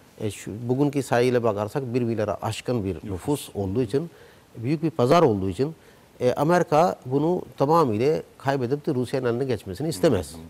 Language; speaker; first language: Turkish; non-native, fluent; Urdu